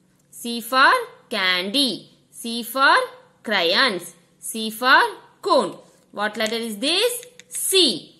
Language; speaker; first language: English; non-native, local second language; Tamil